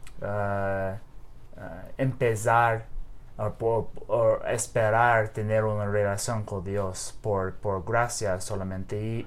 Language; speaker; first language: Spanish; non-native, learner; English